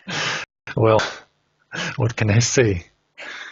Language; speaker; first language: English; non-native, learner; Russian